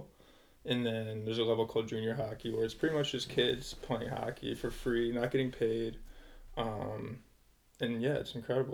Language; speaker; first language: English; native; English